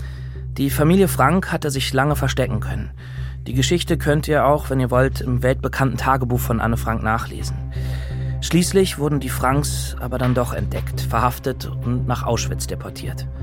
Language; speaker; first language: German; native; German